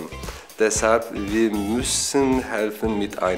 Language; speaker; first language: German; non-native, learner; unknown